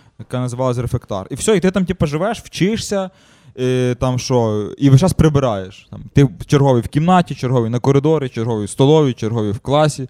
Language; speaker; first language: Ukrainian; native; Ukrainian